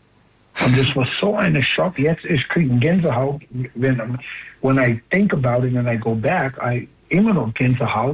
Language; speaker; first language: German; non-native, fluent; English